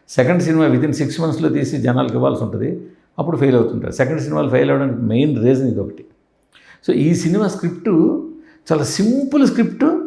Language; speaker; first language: Telugu; native; Telugu